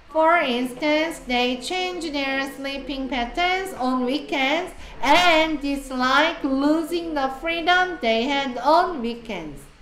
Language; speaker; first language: English; non-native, fluent; Korean